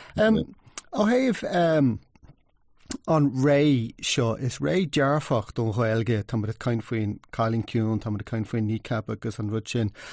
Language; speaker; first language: Irish; non-native, local second language; English